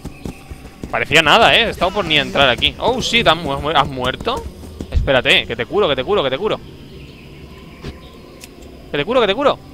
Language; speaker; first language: Spanish; native; Spanish